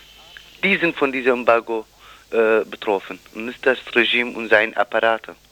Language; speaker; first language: German; non-native, fluent; Kurdish